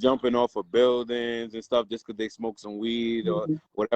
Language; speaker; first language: English; native; English